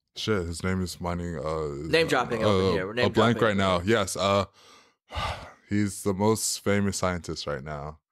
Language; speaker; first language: English; native; English